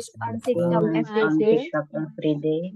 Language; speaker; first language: English; non-native, learner; Indonesian